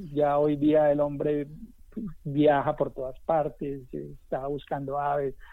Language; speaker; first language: Spanish; native; Spanish